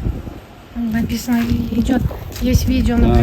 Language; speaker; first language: Russian; native; Russian